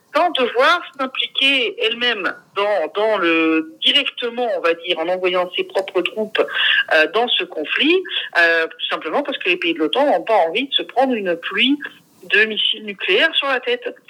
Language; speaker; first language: French; native; French